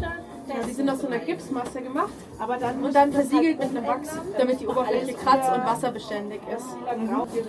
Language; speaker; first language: German; native; German